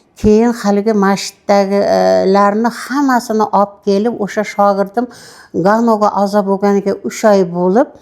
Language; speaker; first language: Uzbek; non-native, local second language; Kazakh